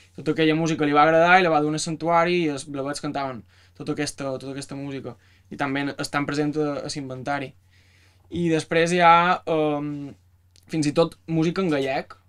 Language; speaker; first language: Catalan; native; Catalan